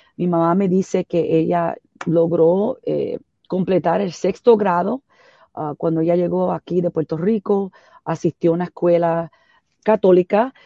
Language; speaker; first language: Spanish; early bilingual, heritage; Spanish